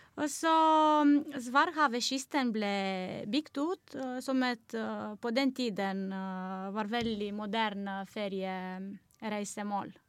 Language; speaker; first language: Norwegian; non-native, learner; Romanian